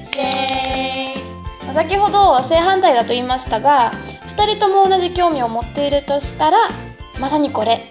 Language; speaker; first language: Japanese; non-native, fluent; Bulgarian